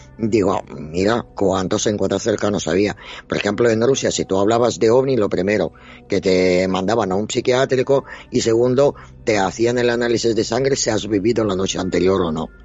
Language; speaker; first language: Spanish; non-native, fluent; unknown